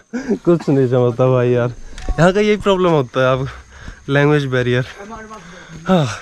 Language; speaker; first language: Hindi; native; Hindi